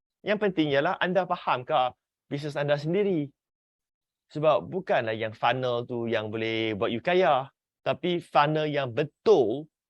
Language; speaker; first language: Malay; non-native, local second language; Chinese